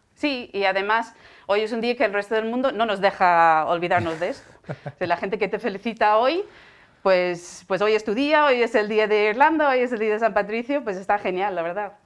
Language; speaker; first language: Spanish; non-native, fluent; English